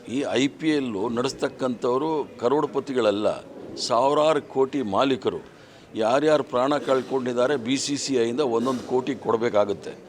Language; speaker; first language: Kannada; native; Kannada